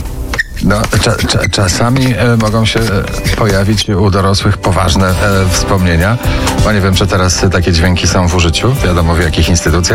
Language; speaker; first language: Polish; native; Polish